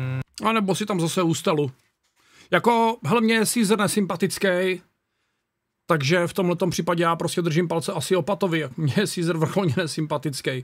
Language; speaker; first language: Czech; native; Czech